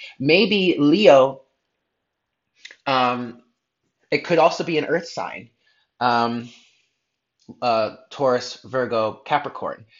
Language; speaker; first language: English; native; English